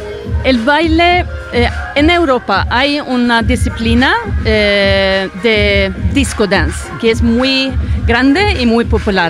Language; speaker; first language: Spanish; non-native, fluent; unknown